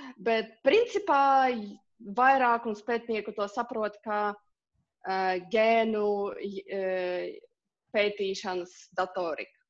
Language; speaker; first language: Latvian; non-native, local second language; Russian